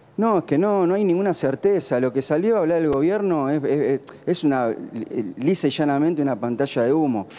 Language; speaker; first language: Spanish; native; Spanish